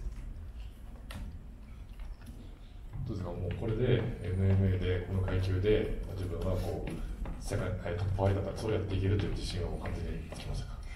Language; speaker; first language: Japanese; native; Japanese